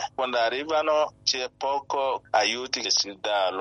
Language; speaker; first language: Italian; non-native, learner; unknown